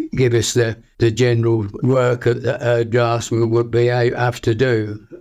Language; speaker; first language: English; native; English